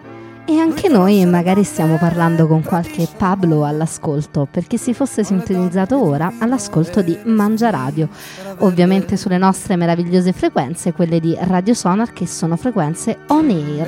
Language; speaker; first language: Italian; native; Italian